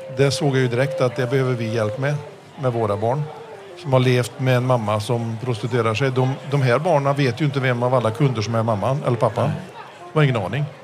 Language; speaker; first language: Swedish; early bilingual, heritage; Swedish